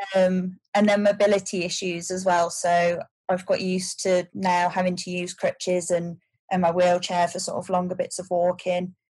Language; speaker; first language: English; native; English